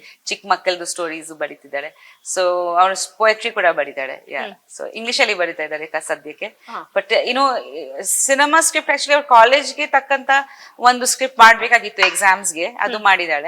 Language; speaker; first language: Kannada; non-native, fluent; Bangla